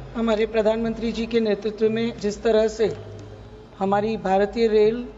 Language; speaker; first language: Hindi; non-native, local second language; Gujarati